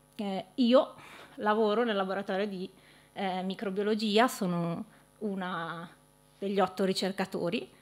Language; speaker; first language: Italian; native; Italian